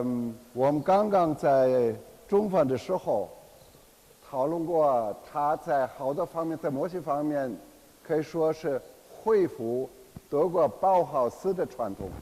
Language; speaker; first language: Chinese; non-native, fluent; German